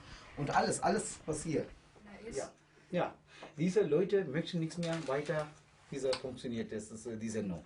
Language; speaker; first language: German; non-native, learner; Tamil